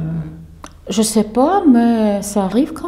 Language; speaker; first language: French; non-native, fluent; Ukrainian